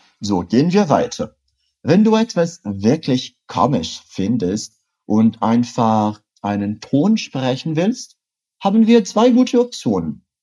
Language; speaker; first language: German; non-native, fluent; Portuguese